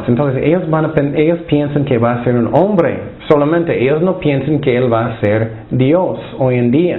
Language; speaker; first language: Spanish; non-native, fluent; English